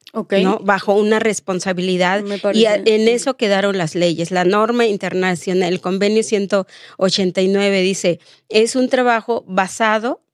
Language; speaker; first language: Spanish; non-native, local second language; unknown